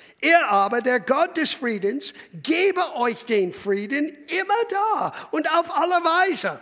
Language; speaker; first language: German; non-native, fluent; English